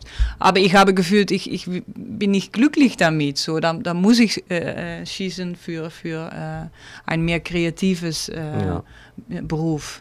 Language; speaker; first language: German; non-native, learner; Dutch